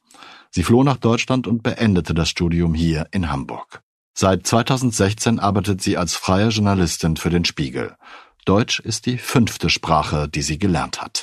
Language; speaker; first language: German; native; German